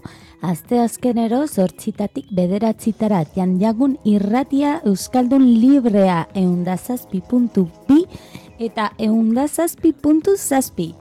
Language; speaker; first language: Basque; non-native, learner; Spanish